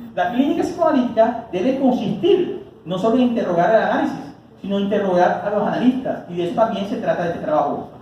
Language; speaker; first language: Spanish; native; Spanish